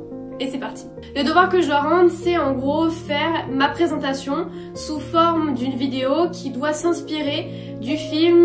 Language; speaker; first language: French; native; French